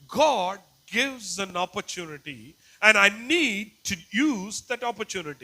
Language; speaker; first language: English; non-native, local second language; Tamil